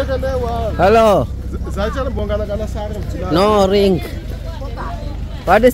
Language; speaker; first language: English; non-native, learner; Tamil